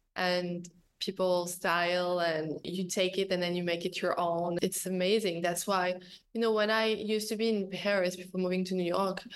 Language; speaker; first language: English; non-native, fluent; French